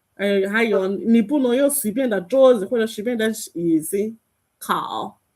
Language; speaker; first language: Chinese; non-native, fluent; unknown